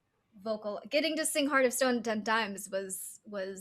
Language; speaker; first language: English; native; English